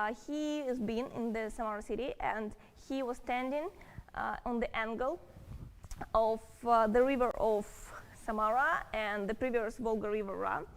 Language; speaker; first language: English; non-native, fluent; Russian